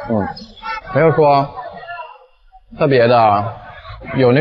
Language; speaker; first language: Chinese; native; Chinese